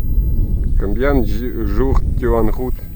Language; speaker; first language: French; non-native, learner; Lithuanian